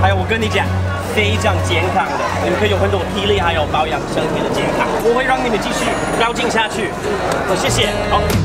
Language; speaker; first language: Chinese; non-native, fluent; English